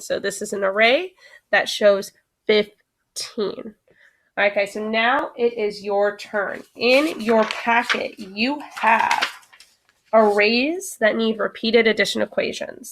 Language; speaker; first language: English; native; English